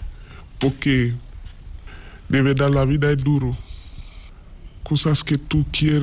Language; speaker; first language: Spanish; non-native, learner; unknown